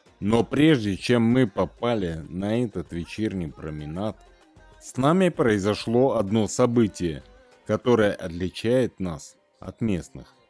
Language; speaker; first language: Russian; native; Russian